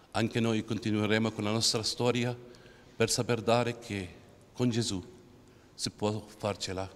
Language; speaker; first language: Italian; non-native, fluent; Arabic